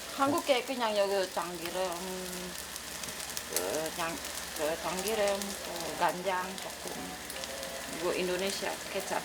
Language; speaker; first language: Korean; non-native, learner; Indonesian